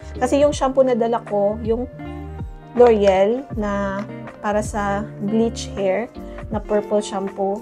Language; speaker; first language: Filipino; non-native, local second language; Cebuano